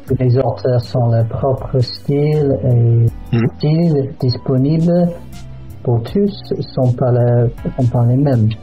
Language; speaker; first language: French; non-native, fluent; English